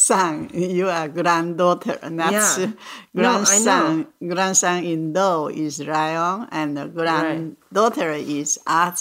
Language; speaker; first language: English; non-native, learner; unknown